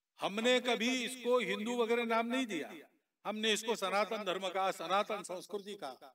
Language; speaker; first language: Hindi; non-native, local second language; Marathi